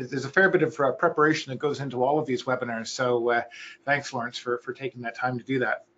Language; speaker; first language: English; native; English